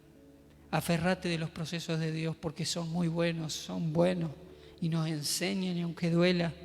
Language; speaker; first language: Spanish; native; Spanish